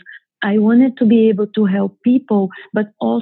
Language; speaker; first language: English; non-native, fluent; Portuguese